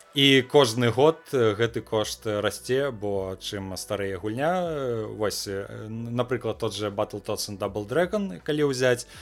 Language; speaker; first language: Belarusian; non-native, local second language; Russian